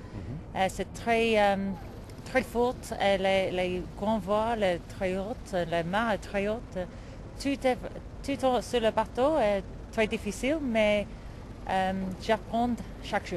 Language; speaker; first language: French; non-native, learner; English